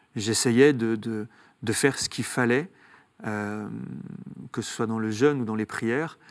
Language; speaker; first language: French; native; French